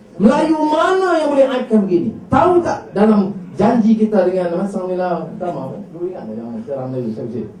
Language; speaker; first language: Malay; native; Malay